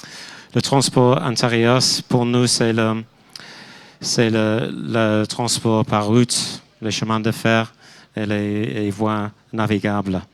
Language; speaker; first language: French; non-native, fluent; English